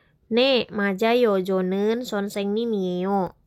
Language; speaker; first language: Korean; non-native, fluent; Indonesian